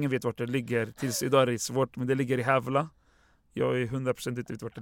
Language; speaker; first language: Swedish; non-native, fluent; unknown